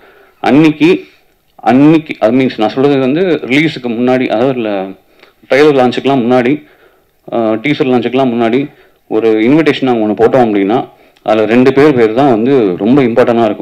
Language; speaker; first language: Tamil; native; Tamil